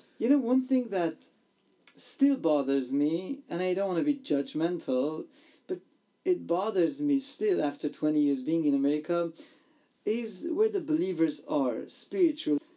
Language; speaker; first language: English; non-native, fluent; Armenian